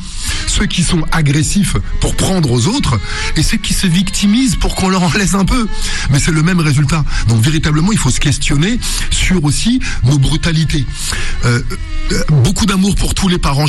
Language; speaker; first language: French; native; French